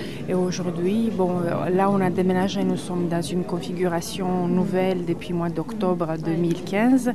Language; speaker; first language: French; non-native, fluent; Romanian